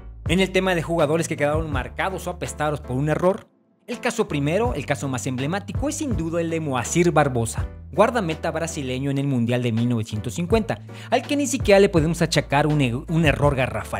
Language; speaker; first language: Spanish; native; Spanish